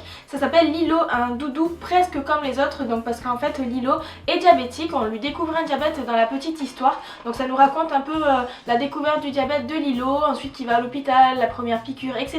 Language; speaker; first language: French; native; French